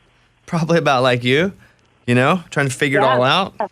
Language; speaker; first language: English; native; English